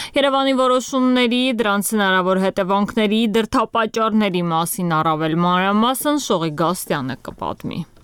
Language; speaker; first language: Armenian; native; Armenian